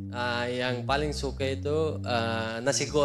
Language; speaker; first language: Indonesian; non-native, learner; Uzbek